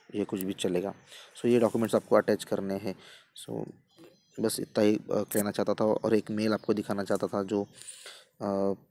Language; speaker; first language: Hindi; non-native, local second language; Marathi